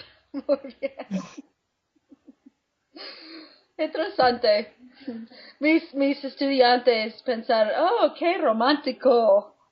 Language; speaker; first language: Spanish; non-native, fluent; English